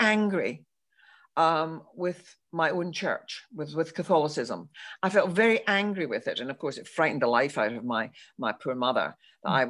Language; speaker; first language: English; native; English